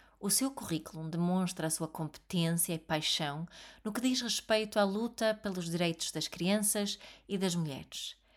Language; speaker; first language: Portuguese; non-native, fluent; Serbian